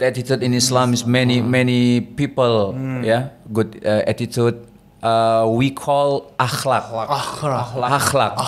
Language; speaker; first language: English; non-native, learner; Indonesian